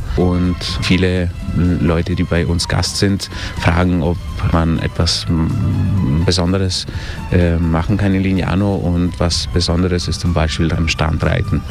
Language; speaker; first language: German; early bilingual, heritage; German